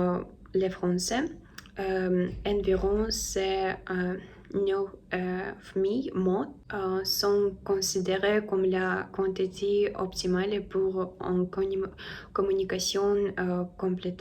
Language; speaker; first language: French; non-native, learner; Russian